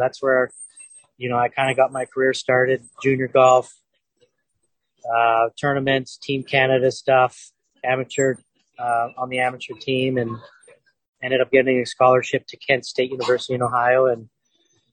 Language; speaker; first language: English; native; English